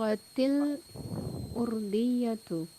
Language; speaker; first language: Arabic; non-native, learner; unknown